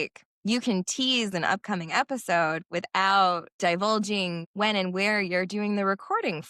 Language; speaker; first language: English; native; English